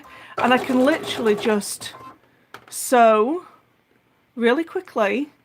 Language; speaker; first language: English; native; English